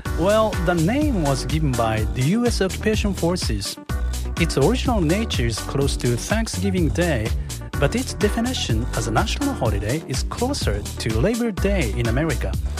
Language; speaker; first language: English; non-native, fluent; Japanese